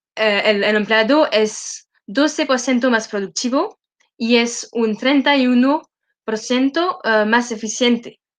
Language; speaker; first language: Spanish; non-native, learner; French